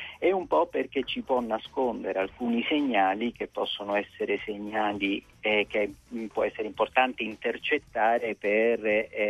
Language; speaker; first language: Italian; native; Italian